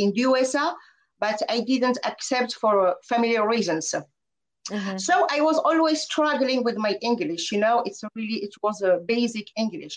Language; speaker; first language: English; non-native, fluent; French